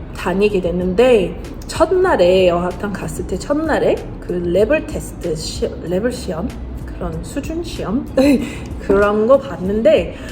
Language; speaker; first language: Korean; non-native, fluent; English